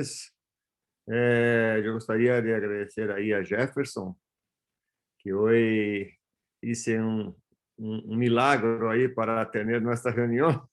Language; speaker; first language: Spanish; non-native, fluent; Portuguese